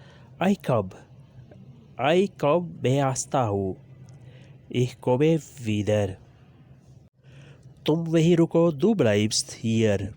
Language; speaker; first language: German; non-native, learner; Urdu